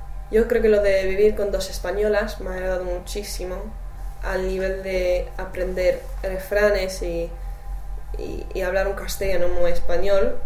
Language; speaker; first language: Spanish; non-native, fluent; English